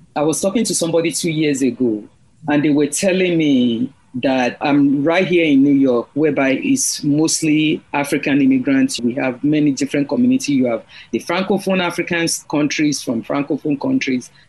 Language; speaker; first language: English; non-native, local second language; Yoruba